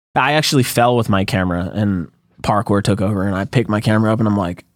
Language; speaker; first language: English; native; English